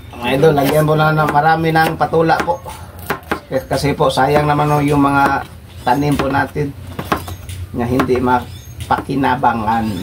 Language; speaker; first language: Filipino; non-native, local second language; Cebuano